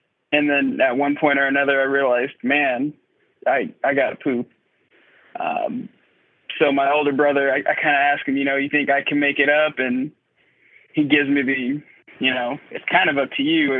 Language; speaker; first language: English; native; English